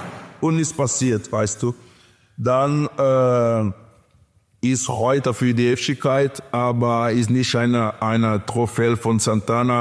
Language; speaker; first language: German; non-native, learner; Portuguese